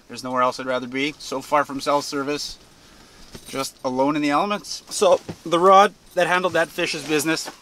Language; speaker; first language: English; native; English